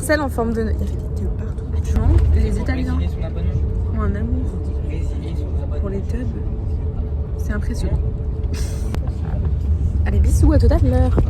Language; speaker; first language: French; native; French